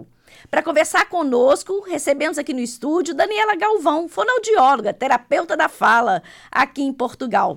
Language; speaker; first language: Portuguese; native; Portuguese